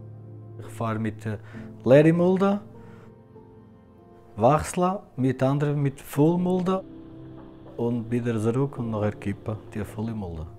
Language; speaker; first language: German; non-native, learner; Portuguese